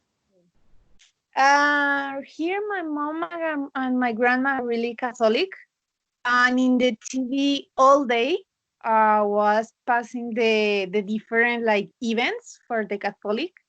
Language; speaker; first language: English; non-native, learner; Spanish